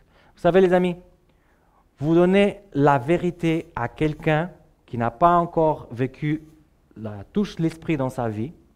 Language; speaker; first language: French; native; French